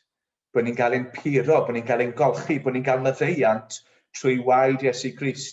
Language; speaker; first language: Welsh; native; Welsh